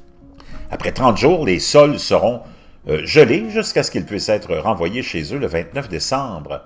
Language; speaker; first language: French; native; French